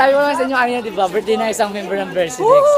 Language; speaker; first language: Filipino; native; Filipino